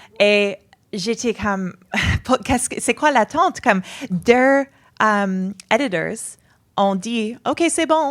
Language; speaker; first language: French; non-native, fluent; English